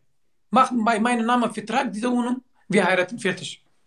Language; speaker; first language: German; non-native, learner; Turkish